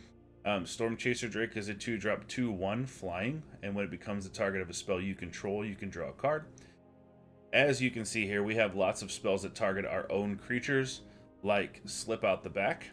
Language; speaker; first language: English; native; English